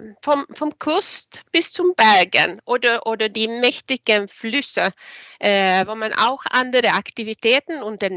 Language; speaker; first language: German; non-native, fluent; Swedish